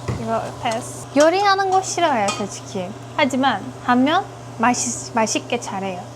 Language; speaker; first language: Korean; non-native, learner; Turkish